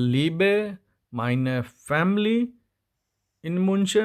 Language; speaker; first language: German; non-native, learner; Hindi